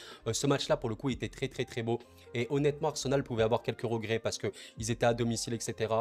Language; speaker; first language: French; native; French